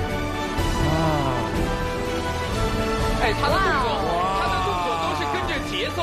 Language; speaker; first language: Chinese; native; Chinese